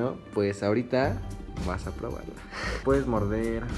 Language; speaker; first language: Spanish; native; Spanish